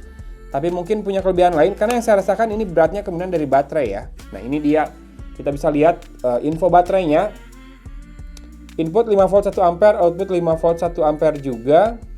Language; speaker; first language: Indonesian; native; Indonesian